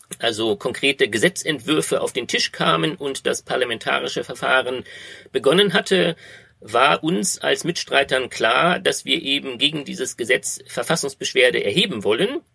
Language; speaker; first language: German; native; German